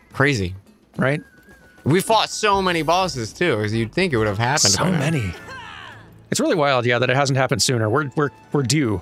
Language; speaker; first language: English; native; English